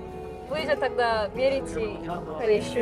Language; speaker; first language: Russian; non-native, learner; Korean